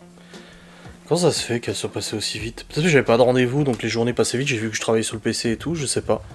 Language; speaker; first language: French; native; French